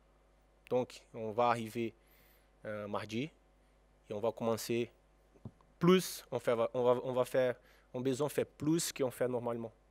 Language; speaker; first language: French; non-native, fluent; Portuguese